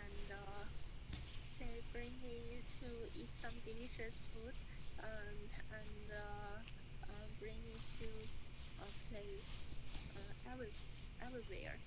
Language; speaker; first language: English; non-native, learner; Chinese